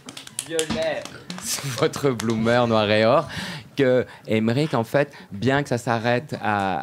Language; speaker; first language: French; native; French